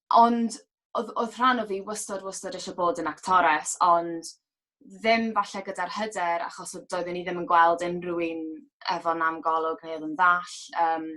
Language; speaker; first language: Welsh; native; Welsh